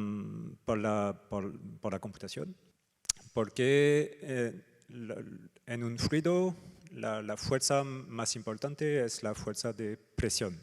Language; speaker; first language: Spanish; non-native, fluent; French